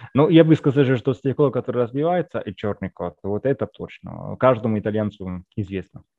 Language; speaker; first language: Russian; non-native, fluent; Italian